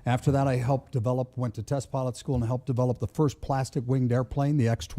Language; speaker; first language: English; native; English